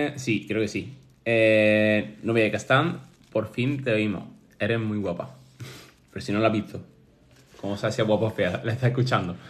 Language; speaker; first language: Spanish; native; Spanish